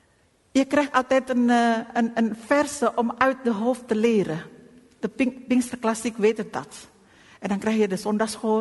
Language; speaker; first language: Dutch; non-native, fluent; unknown